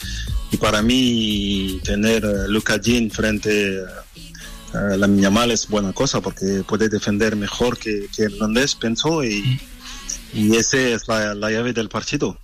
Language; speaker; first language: Spanish; non-native, learner; French